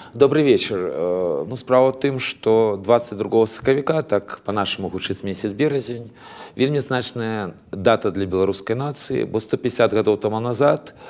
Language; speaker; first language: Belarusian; native; Belarusian